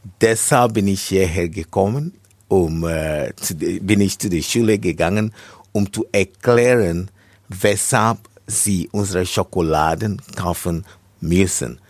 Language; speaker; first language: German; non-native, fluent; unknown